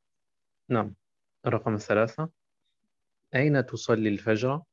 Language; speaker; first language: Arabic; non-native, fluent; German